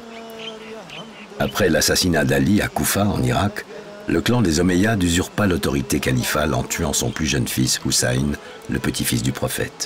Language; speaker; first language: French; native; French